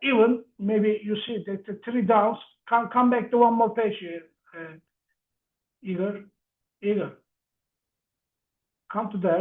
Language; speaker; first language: English; non-native, learner; Turkish